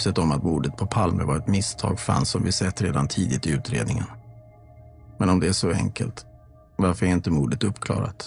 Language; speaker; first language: Swedish; native; Swedish